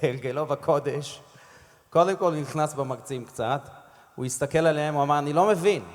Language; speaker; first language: Hebrew; non-native, fluent; English